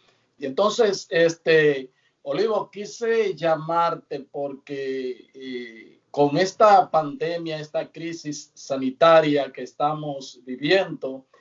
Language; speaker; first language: Spanish; native; Spanish